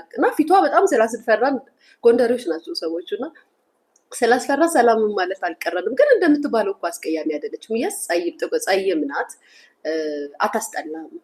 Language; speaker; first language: Amharic; native; Amharic